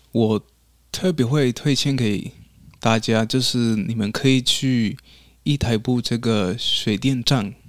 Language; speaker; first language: Chinese; non-native, fluent; Spanish